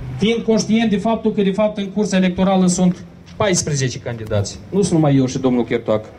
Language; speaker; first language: Romanian; native; Romanian